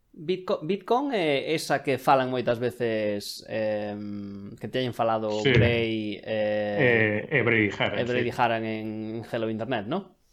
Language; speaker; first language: Galician; non-native, local second language; Spanish